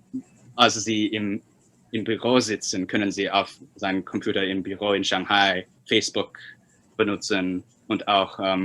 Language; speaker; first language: German; non-native, fluent; Chinese